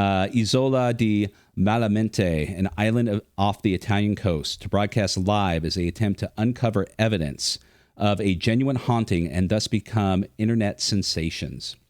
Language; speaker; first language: English; native; English